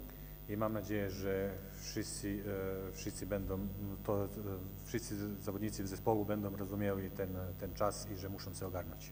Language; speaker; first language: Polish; non-native, learner; Serbian